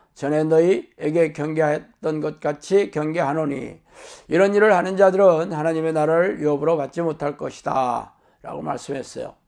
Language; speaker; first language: Korean; native; Korean